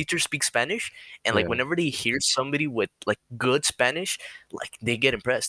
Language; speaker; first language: English; early bilingual, other home language; Spanish